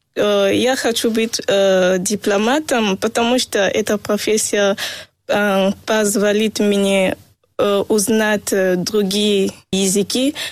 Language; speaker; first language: Russian; non-native, learner; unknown